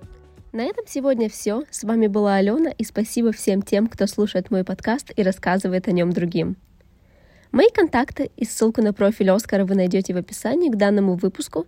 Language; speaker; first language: Russian; native; Russian